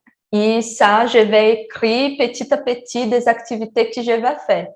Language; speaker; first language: French; non-native, learner; Portuguese